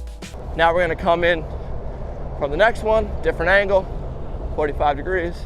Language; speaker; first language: English; native; English